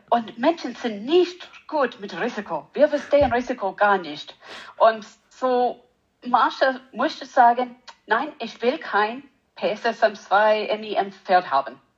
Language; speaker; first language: German; non-native, learner; English